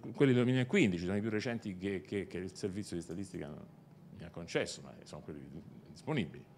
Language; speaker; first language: Italian; native; Italian